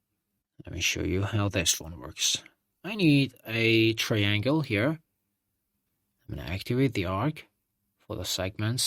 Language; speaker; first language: English; non-native, fluent; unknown